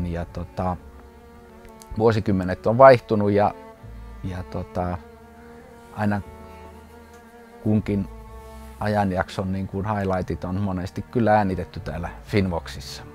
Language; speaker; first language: Finnish; native; Finnish